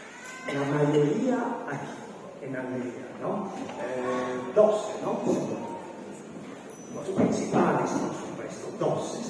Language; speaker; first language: Spanish; non-native, learner; Italian